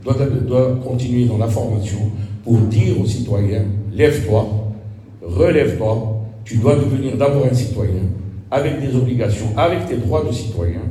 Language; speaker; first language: French; non-native, local second language; Arabic